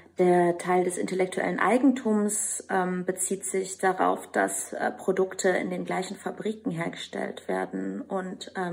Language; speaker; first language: German; non-native, fluent; Albanian